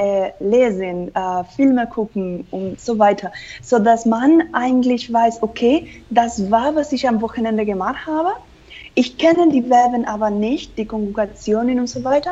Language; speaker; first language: German; non-native, fluent; Spanish